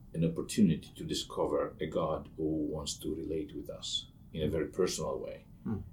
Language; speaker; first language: English; non-native, fluent; Italian